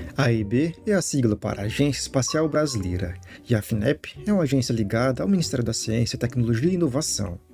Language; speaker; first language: Portuguese; native; Portuguese